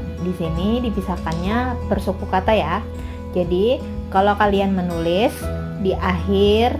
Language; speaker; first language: Indonesian; non-native, local second language; Banjar